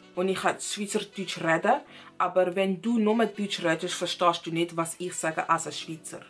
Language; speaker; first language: German; non-native, fluent; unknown